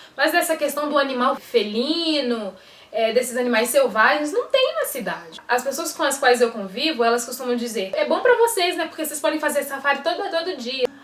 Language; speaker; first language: Portuguese; native; Portuguese